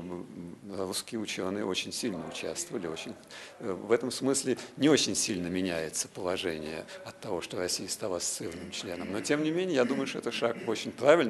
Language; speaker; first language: Russian; native; Russian